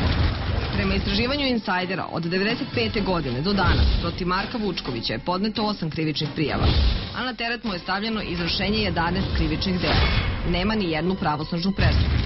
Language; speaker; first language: Serbian; native; Serbian